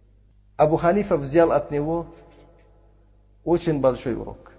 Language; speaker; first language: Russian; non-native, local second language; Uzbek